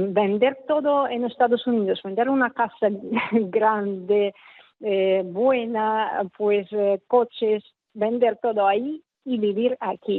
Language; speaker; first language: Spanish; non-native, fluent; Russian